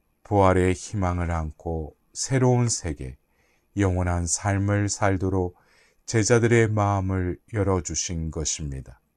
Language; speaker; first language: Korean; native; Korean